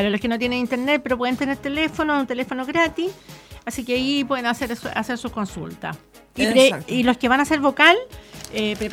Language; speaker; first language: Spanish; native; Spanish